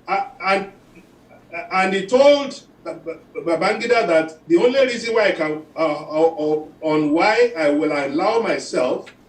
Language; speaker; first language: English; non-native, local second language; Yoruba